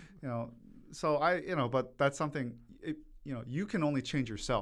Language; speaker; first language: English; early bilingual, other home language; Korean